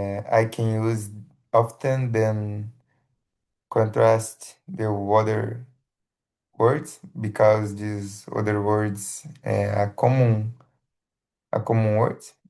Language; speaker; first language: English; non-native, learner; Portuguese